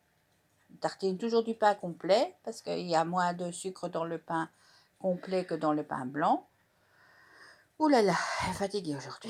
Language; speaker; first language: French; native; French